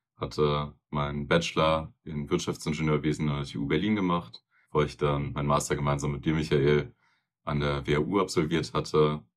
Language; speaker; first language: German; native; German